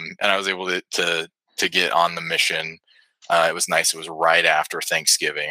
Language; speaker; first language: English; native; English